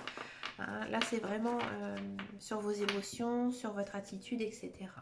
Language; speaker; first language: French; native; French